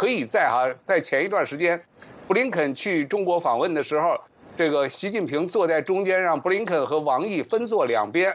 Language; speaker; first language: Chinese; native; Chinese